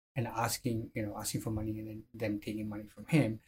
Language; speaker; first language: English; non-native, fluent; Arabic